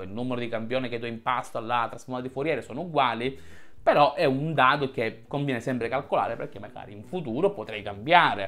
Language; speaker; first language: Italian; native; Italian